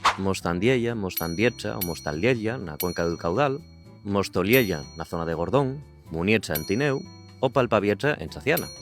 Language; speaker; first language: Asturian; native; Asturian